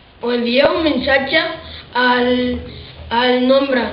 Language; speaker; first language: Catalan; non-native, learner; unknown